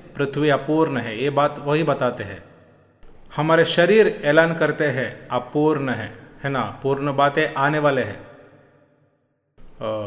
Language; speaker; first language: Hindi; non-native, local second language; Malayalam